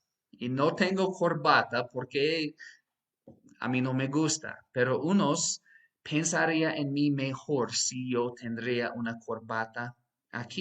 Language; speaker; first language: Spanish; non-native, fluent; English